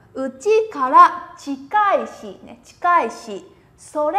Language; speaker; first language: Japanese; non-native, fluent; Vietnamese